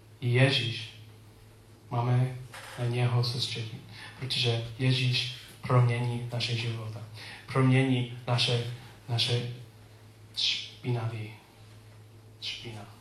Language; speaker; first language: Czech; non-native, learner; English